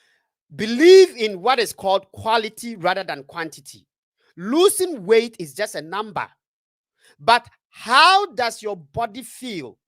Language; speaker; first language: English; non-native, local second language; Akan